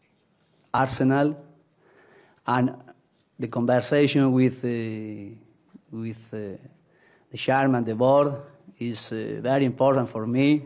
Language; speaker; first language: English; non-native, learner; Spanish